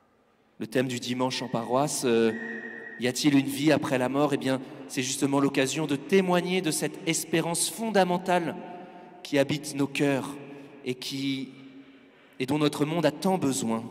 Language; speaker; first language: French; native; French